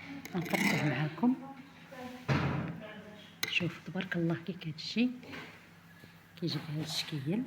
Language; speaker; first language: Arabic; native; Arabic